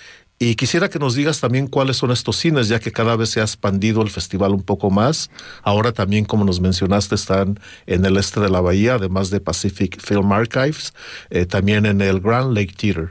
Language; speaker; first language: Spanish; native; Spanish